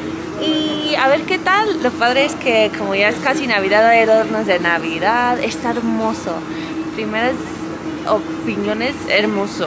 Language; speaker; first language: Spanish; non-native, fluent; English